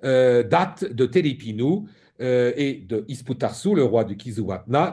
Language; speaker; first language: French; native; French